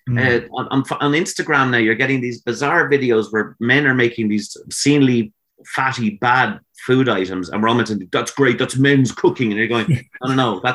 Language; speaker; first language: English; native; English